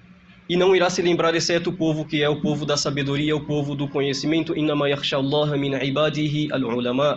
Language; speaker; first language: Portuguese; native; Portuguese